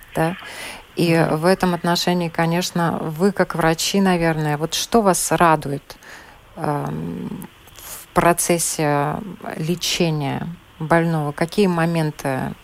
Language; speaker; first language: Russian; native; Russian